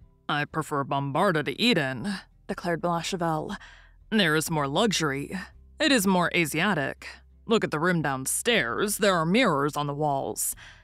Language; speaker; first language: English; native; English